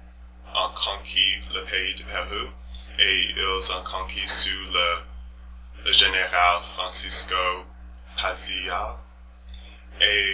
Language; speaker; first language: French; non-native, learner; English